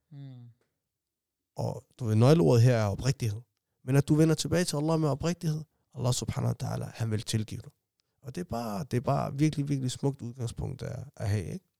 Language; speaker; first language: Danish; early bilingual, other home language; Somali